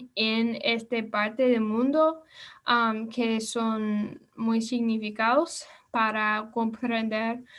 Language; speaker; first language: Spanish; non-native, learner; English